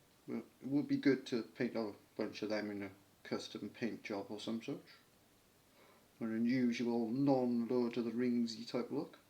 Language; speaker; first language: English; native; English